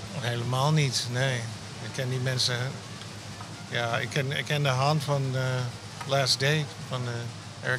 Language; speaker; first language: Dutch; non-native, fluent; English